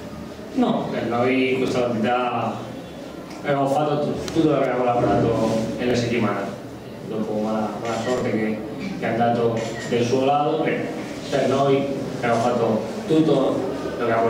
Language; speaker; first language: Italian; non-native, learner; Spanish